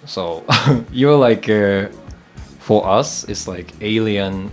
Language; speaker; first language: English; non-native, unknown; Japanese